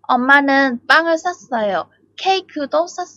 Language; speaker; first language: Korean; non-native, fluent; Vietnamese